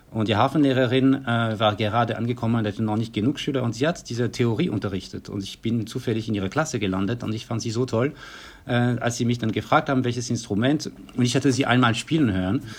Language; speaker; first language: German; non-native, fluent; French